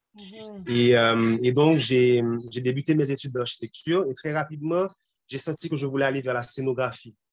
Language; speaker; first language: French; non-native, local second language; Haitian Creole